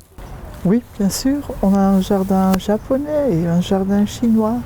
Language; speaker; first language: French; non-native, fluent; Dutch